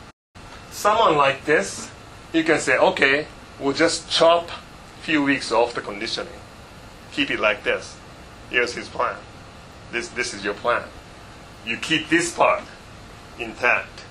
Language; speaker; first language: English; non-native, fluent; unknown